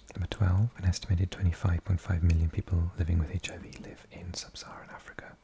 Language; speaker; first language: English; native; English